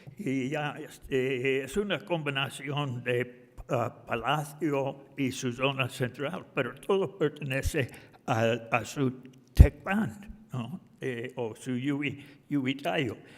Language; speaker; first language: Spanish; non-native, fluent; English